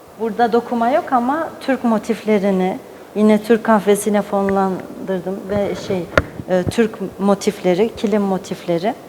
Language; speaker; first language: Turkish; early bilingual, heritage; Turkish